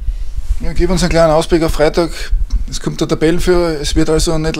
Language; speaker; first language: German; native; German